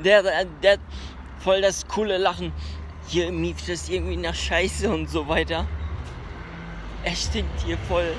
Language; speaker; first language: German; early bilingual, other home language; Turkish